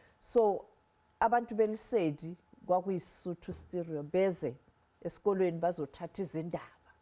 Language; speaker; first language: Zulu; non-native, local second language; Southern Sotho